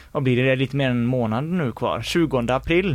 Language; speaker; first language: Swedish; native; Swedish